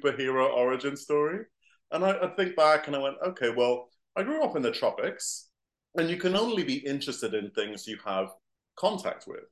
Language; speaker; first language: English; native; English